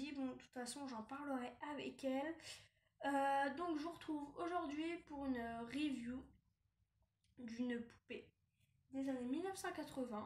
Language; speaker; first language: French; native; French